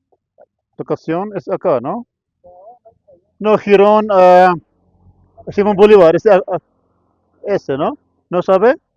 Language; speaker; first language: Spanish; non-native, learner; Hindi